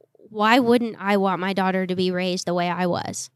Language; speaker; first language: English; native; English